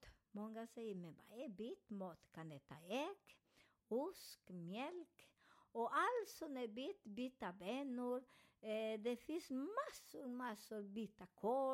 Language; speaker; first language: Swedish; non-native, fluent; Spanish